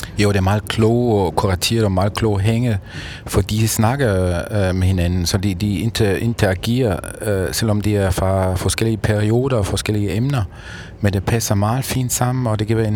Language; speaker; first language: Danish; non-native, fluent; German